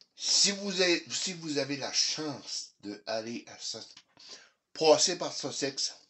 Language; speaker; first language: French; early bilingual, heritage; French